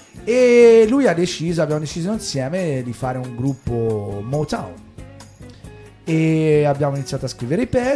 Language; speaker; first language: Italian; native; Italian